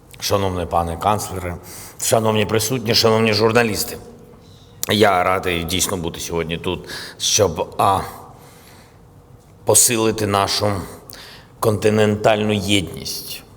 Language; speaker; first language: Ukrainian; non-native, local second language; Russian